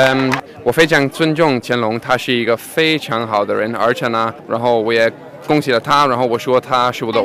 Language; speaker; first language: Chinese; non-native, fluent; Danish